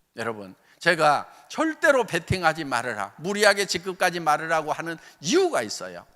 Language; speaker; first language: Korean; native; Korean